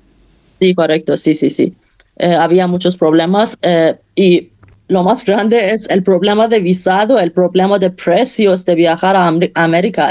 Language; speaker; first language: Spanish; non-native, fluent; Persian